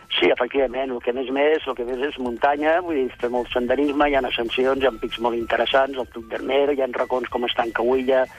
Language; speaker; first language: Catalan; native; Catalan